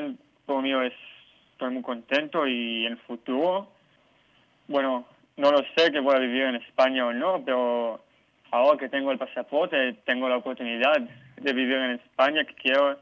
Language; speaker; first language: Spanish; non-native, learner; Hebrew